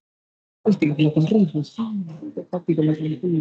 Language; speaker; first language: Indonesian; native; Indonesian